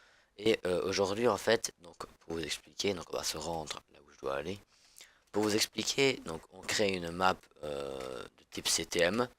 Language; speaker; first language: French; native; French